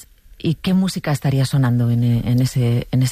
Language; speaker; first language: Spanish; native; Spanish